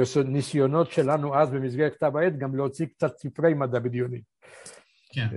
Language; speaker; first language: Hebrew; early bilingual, other home language; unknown